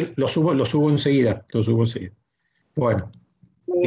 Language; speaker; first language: Spanish; native; Spanish